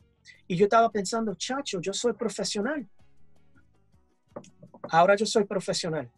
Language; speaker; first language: Spanish; early bilingual, heritage; English